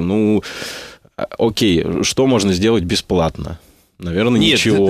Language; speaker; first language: Russian; native; Russian